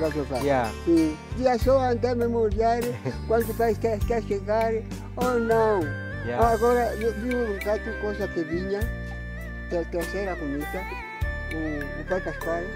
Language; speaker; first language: Portuguese; non-native, local second language; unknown